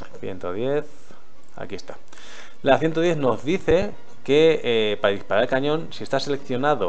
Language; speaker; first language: Spanish; native; Spanish